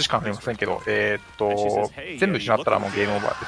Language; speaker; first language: Japanese; native; Japanese